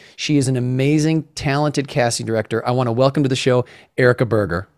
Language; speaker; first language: English; native; English